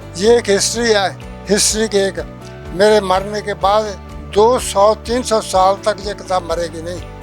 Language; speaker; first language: Urdu; non-native, local second language; Punjabi